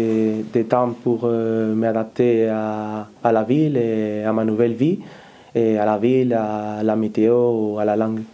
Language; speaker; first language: French; non-native, learner; Spanish